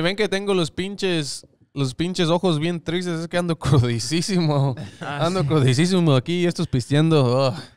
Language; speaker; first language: Spanish; early bilingual, heritage; Spanish